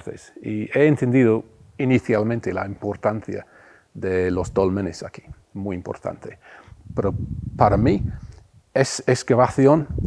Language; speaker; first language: Spanish; non-native, fluent; English